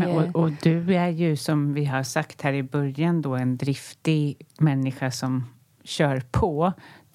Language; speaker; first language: Swedish; native; Swedish